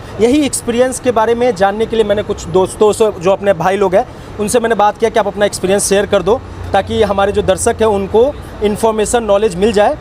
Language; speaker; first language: Hindi; native; Hindi